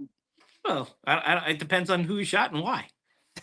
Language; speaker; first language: English; native; English